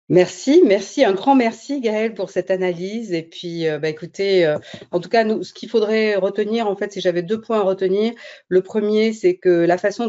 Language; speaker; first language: French; native; French